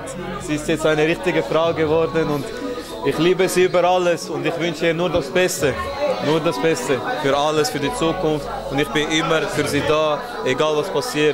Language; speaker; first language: German; early bilingual, other home language; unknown